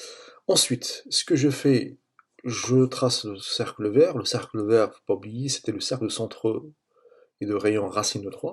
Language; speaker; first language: French; native; French